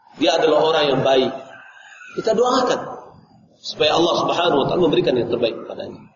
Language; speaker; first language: Indonesian; non-native, local second language; Minangkabau